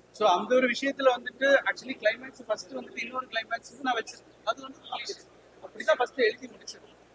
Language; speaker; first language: Tamil; native; Tamil